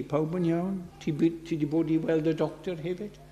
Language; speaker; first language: Welsh; non-native, fluent; English